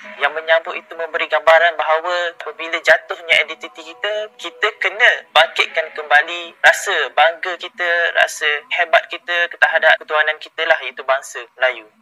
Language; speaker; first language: Malay; native; Malay